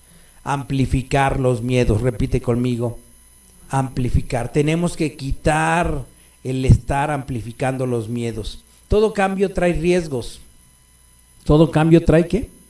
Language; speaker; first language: Spanish; native; Spanish